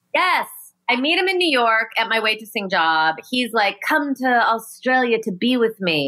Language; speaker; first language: English; native; English